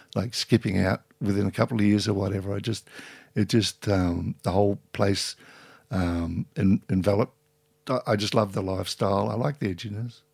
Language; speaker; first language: English; native; English